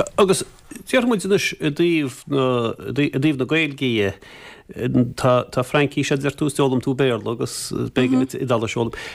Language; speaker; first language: Irish; native; Irish